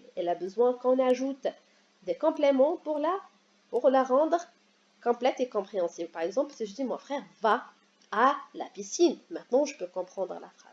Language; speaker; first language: French; non-native, local second language; Arabic